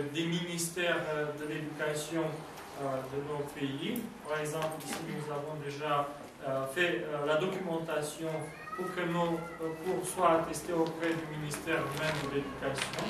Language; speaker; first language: French; non-native, fluent; Romanian